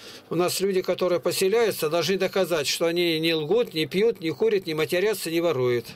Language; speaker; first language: Russian; native; Russian